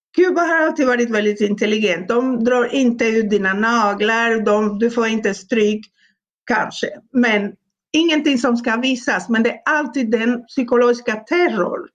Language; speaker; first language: Swedish; non-native, fluent; Spanish